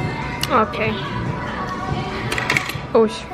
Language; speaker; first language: English; non-native, fluent; Mongolian